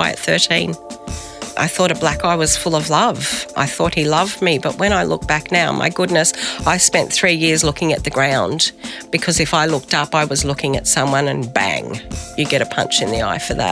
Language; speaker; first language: English; native; English